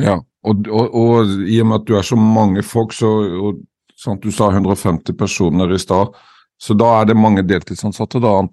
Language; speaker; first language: Norwegian; native; Norwegian